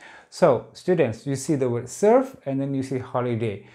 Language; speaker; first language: English; non-native, fluent; Indonesian